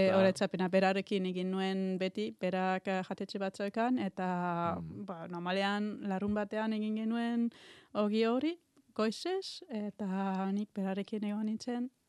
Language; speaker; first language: Basque; non-native, learner; German